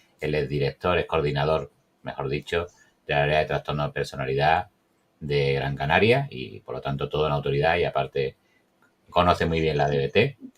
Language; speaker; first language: Spanish; native; Spanish